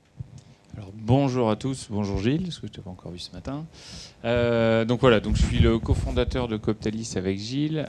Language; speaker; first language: French; native; French